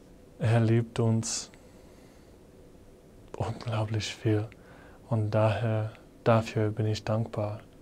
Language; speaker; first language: German; non-native, fluent; English